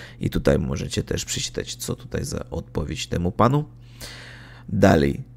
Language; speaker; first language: Polish; non-native, learner; Russian